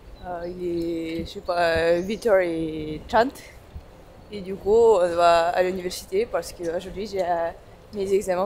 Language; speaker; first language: French; non-native, fluent; Russian